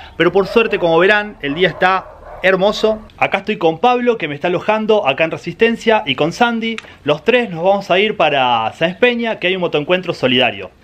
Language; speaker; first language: Spanish; native; Spanish